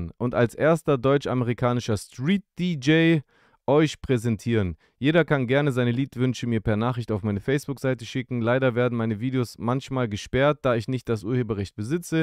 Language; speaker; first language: German; native; German